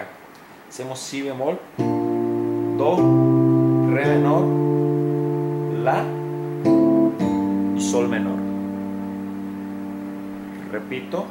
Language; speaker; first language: Spanish; native; Spanish